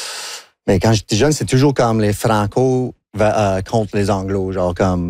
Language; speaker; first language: French; non-native, local second language; English